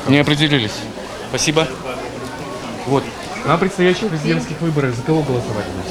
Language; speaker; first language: Russian; native; Russian